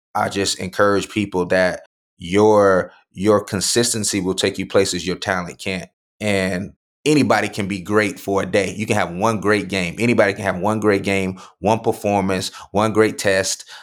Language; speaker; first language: English; native; English